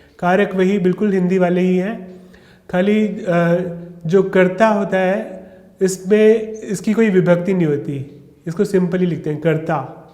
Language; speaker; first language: Hindi; non-native, local second language; Sindhi